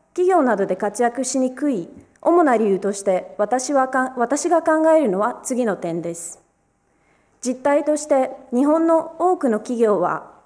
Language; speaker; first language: Japanese; early bilingual, other home language; Romanian